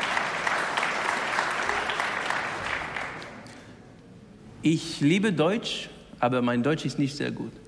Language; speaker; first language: German; non-native, learner; English